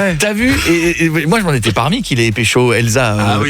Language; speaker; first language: French; native; French